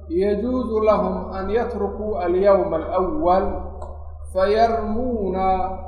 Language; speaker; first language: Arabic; non-native, local second language; Somali